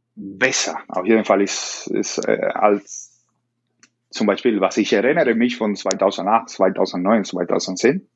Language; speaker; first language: German; non-native, fluent; Spanish